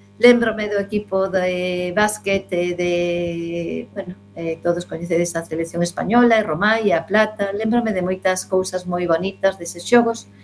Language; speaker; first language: Galician; non-native, local second language; Spanish